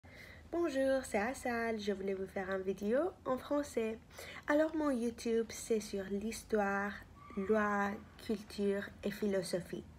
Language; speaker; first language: French; non-native, fluent; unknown